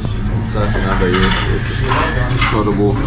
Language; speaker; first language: Russian; non-native, local second language; Chechen